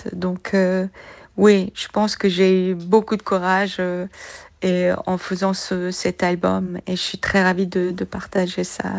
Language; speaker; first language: French; non-native, fluent; Korean